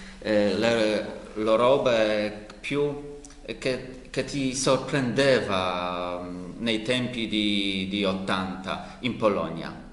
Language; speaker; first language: Italian; non-native, learner; Polish